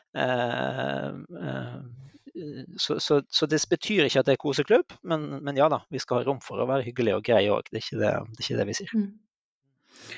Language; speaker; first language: Norwegian; native; Norwegian